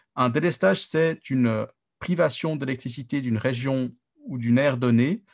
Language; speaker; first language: French; native; French